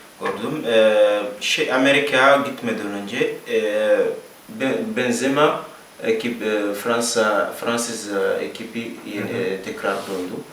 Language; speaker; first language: Turkish; non-native, learner; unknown